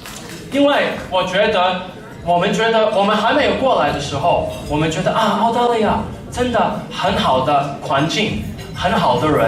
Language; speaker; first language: Chinese; early bilingual, heritage; English